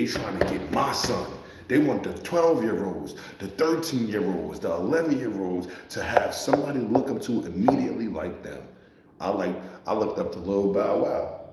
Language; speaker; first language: English; native; English